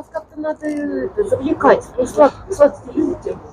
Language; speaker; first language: Russian; native; Russian